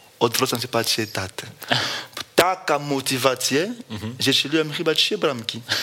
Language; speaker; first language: Polish; non-native, fluent; Lingala